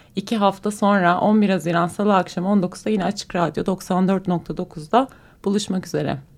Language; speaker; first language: Turkish; native; Turkish